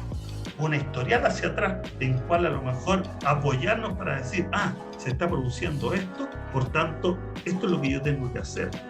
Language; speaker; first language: Spanish; native; Spanish